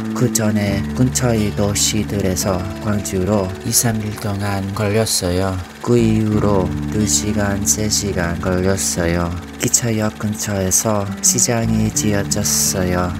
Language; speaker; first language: Korean; non-native, learner; English